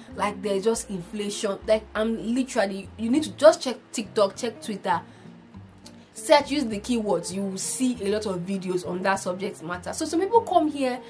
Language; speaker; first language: English; non-native, local second language; Igbo